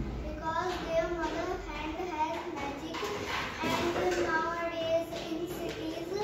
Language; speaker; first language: English; non-native, learner; Hindi